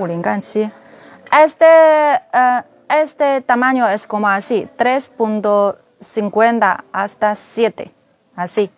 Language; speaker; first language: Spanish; non-native, learner; Chinese